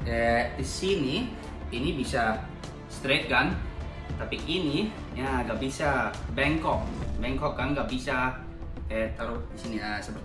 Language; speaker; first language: Indonesian; non-native, learner; English